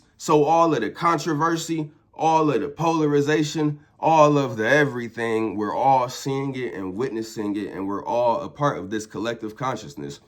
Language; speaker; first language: English; native; English